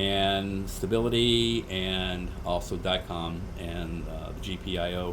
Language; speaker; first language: English; native; English